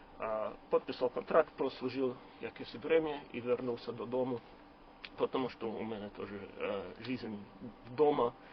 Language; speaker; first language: Ukrainian; non-native, learner; Slovak